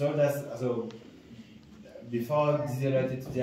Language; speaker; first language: German; non-native, fluent; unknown